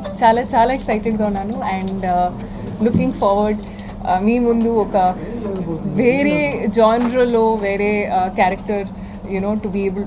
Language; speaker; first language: Telugu; non-native, fluent; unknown